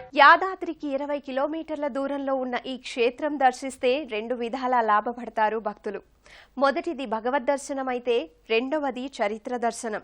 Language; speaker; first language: Telugu; native; Telugu